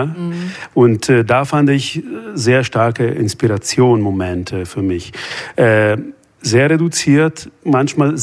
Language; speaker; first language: German; non-native, fluent; Italian